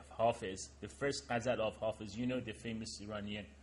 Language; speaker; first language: English; non-native, fluent; Persian